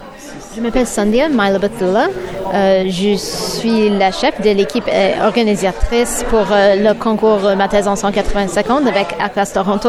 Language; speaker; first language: French; non-native, local second language; English